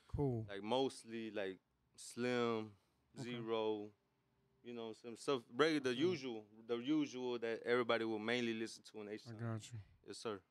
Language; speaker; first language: English; native; English